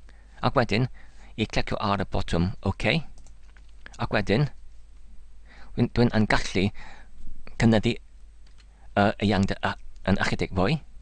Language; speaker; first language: Welsh; non-native, learner; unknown